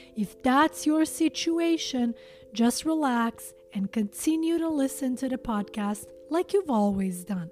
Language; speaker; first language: English; non-native, fluent; Albanian